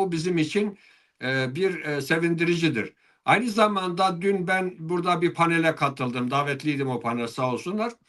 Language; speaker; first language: Turkish; non-native, local second language; Zaza